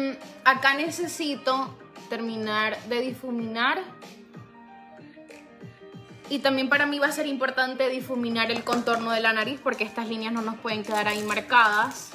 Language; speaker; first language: Spanish; native; Spanish